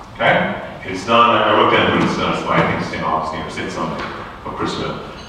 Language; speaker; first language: English; native; English